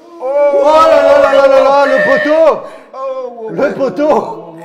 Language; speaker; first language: French; native; French